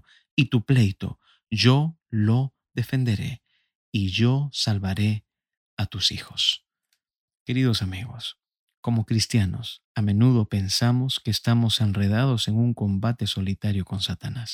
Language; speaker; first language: Spanish; native; Spanish